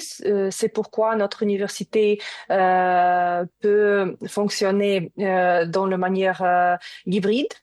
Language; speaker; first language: French; non-native, learner; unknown